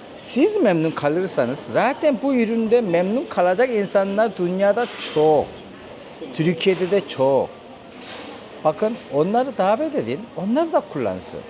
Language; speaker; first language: Turkish; non-native, fluent; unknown